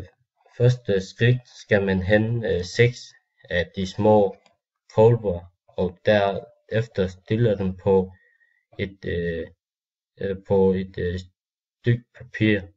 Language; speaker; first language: Danish; non-native, learner; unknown